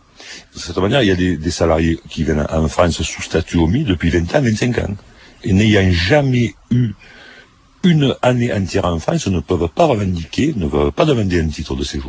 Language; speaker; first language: French; native; French